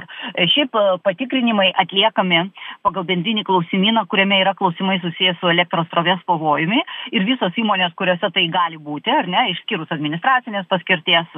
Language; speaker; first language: Lithuanian; native; Lithuanian